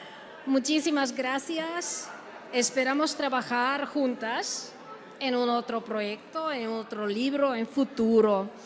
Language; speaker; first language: Spanish; non-native, fluent; Slovenian